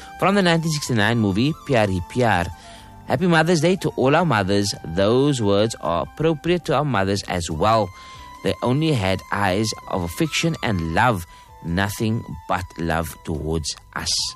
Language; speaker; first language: English; native; English